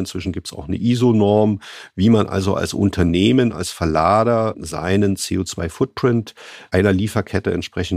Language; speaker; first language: German; native; German